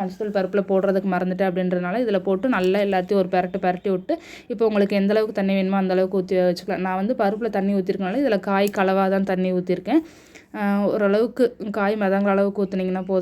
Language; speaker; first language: Tamil; native; Tamil